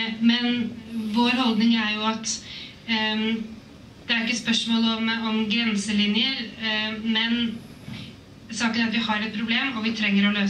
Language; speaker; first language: Norwegian; native; Norwegian